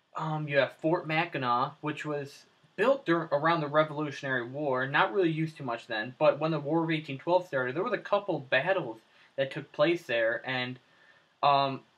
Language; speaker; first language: English; native; English